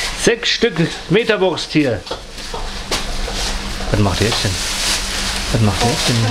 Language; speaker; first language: German; native; German